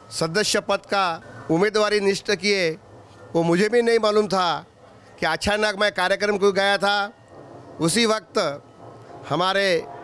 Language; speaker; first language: Hindi; non-native, local second language; Lambadi